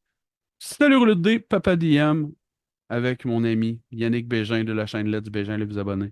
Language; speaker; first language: French; native; French